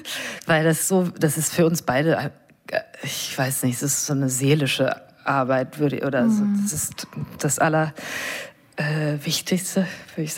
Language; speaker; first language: German; non-native, fluent; English